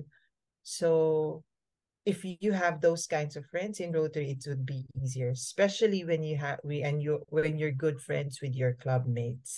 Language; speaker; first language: English; non-native, local second language; Filipino